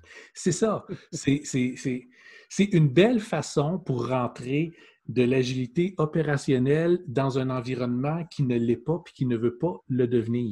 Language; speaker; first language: French; native; French